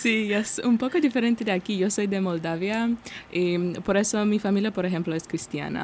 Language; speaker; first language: Spanish; non-native, learner; Romanian